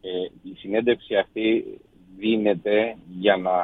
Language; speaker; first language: Greek; native; Greek